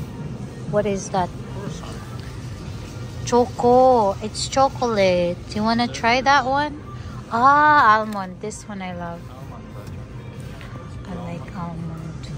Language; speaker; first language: English; non-native, local second language; Filipino